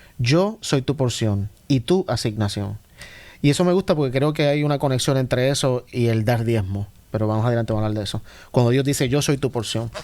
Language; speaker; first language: Spanish; native; Spanish